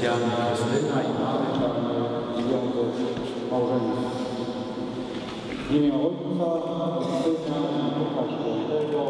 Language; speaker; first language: Polish; native; Polish